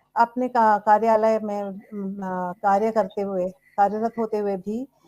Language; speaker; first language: Hindi; non-native, local second language; Tamil